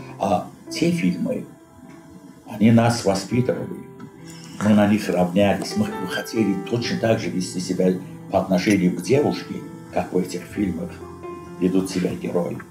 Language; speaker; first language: Russian; non-native, local second language; Azerbaijani